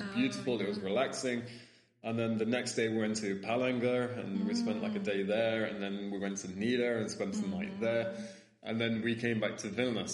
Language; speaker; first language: English; native; English